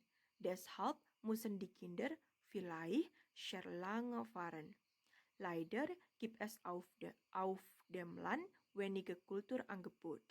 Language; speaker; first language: German; non-native, learner; Indonesian